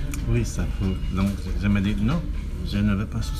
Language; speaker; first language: French; non-native, learner; English